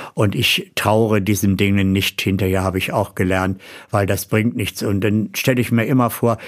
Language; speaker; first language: German; native; German